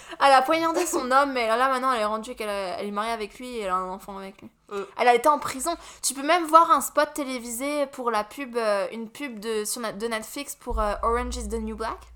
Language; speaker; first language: French; native; French